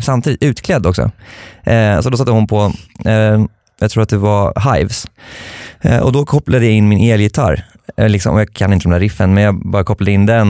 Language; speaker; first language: Swedish; native; Swedish